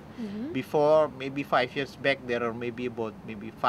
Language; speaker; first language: English; non-native, fluent; Indonesian